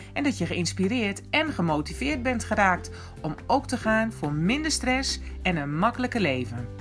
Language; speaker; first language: Dutch; native; Dutch